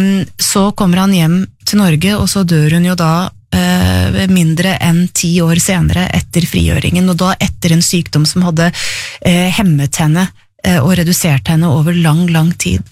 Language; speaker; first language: Norwegian; native; Norwegian